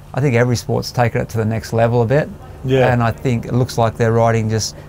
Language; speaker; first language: English; native; English